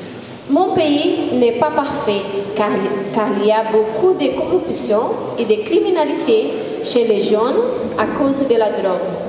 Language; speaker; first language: French; non-native, fluent; Portuguese